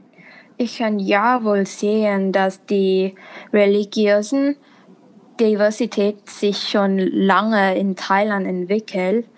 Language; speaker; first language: German; non-native, fluent; Thai